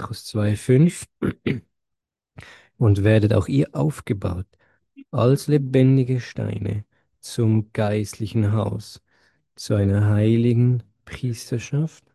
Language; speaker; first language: German; non-native, fluent; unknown